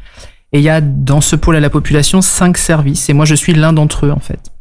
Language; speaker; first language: French; native; French